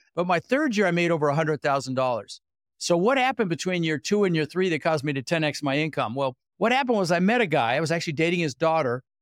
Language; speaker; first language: English; native; English